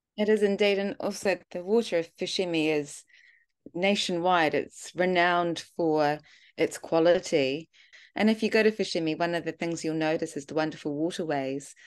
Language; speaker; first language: English; native; English